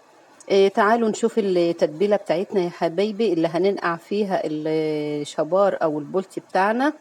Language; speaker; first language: Arabic; native; Arabic